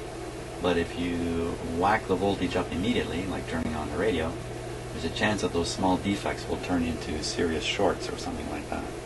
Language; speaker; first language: English; native; English